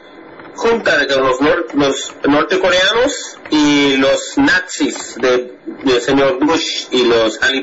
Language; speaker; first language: Spanish; non-native, fluent; English